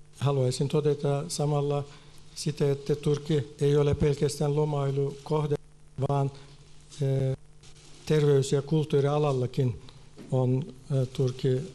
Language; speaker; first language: Finnish; non-native, fluent; Turkish